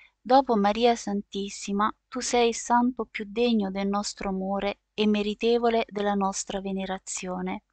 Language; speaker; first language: Italian; native; Italian